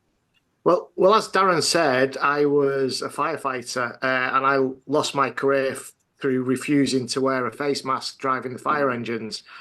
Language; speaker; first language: English; native; English